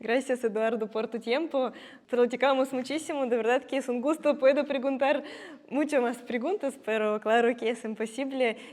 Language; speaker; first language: Spanish; non-native, fluent; Russian